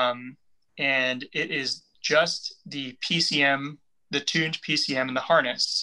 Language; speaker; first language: English; native; English